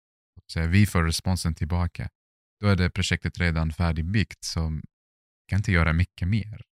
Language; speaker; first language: Swedish; non-native, fluent; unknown